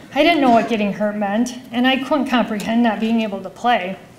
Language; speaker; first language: English; native; English